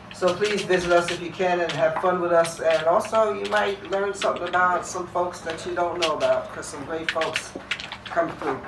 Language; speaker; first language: English; early bilingual, other home language; Spanish